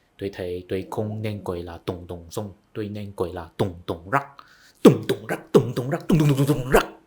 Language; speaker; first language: Vietnamese; non-native, fluent; Chinese